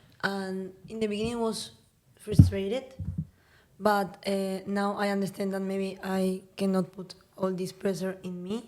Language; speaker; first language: English; non-native, learner; Spanish